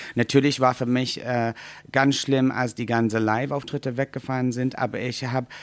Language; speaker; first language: German; non-native, fluent; English